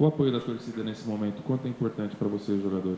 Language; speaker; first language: Portuguese; native; Portuguese